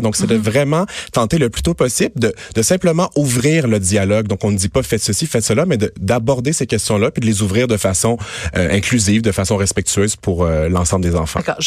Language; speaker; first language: French; native; French